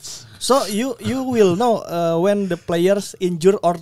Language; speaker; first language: English; non-native, learner; Indonesian